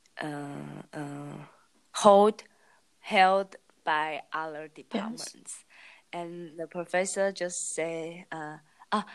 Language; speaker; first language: English; non-native, learner; Chinese